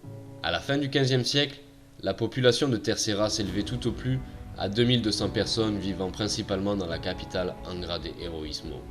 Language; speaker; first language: French; native; French